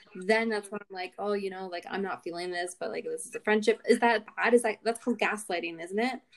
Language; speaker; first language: English; native; English